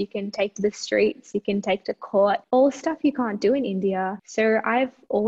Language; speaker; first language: English; early bilingual, other home language; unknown